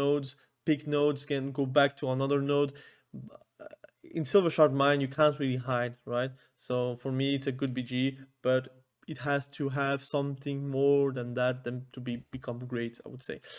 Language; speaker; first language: English; non-native, fluent; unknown